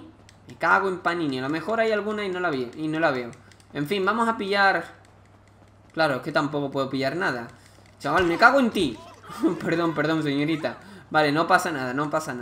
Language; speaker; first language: Spanish; native; Spanish